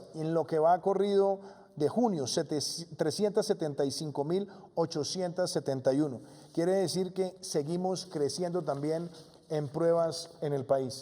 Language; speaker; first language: Spanish; native; Spanish